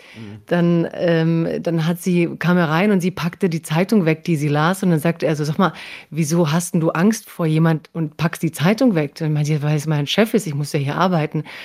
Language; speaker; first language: German; early bilingual, other home language; Croatian